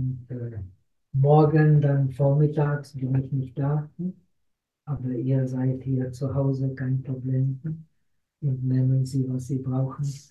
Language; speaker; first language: German; non-native, fluent; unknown